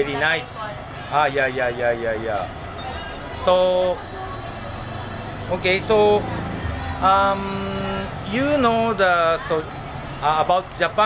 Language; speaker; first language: English; non-native, learner; Japanese